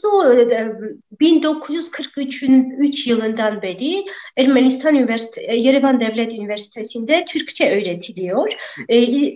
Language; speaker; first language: Turkish; non-native, fluent; Armenian